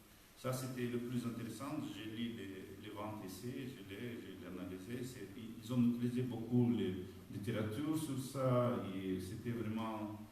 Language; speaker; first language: French; non-native, fluent; Romanian